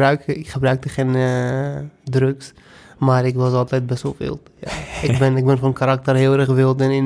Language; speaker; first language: Dutch; non-native, fluent; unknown